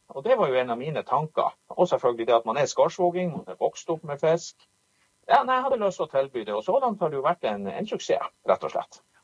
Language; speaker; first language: Norwegian; native; Norwegian